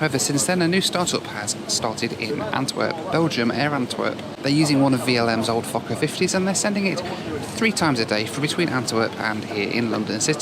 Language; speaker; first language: English; native; English